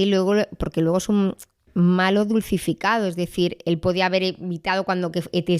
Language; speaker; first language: Spanish; native; Spanish